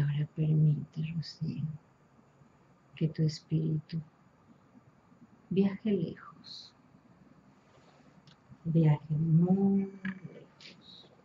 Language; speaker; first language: Spanish; native; Spanish